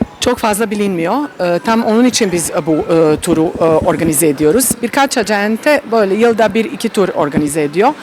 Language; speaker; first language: Turkish; non-native, fluent; Serbian